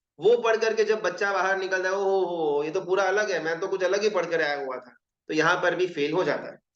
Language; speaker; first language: Hindi; non-native, local second language; Gujarati